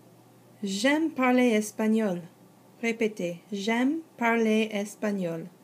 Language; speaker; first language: French; non-native, fluent; English